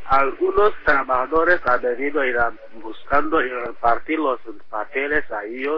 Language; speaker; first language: Spanish; non-native, learner; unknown